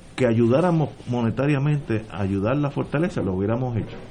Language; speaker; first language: Spanish; native; Spanish